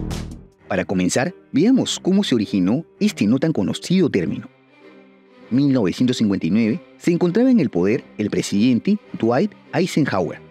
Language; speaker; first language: Spanish; native; Spanish